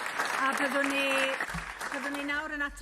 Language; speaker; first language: Welsh; native; Welsh